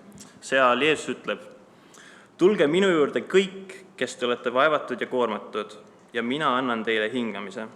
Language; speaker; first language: Estonian; native; Estonian